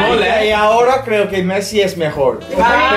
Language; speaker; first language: Spanish; non-native, learner; English